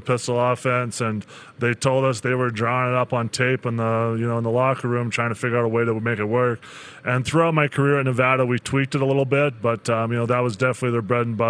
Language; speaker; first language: English; native; English